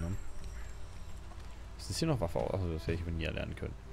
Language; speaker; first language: German; native; German